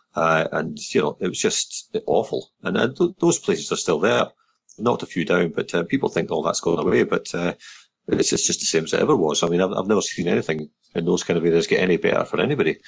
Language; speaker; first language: English; native; English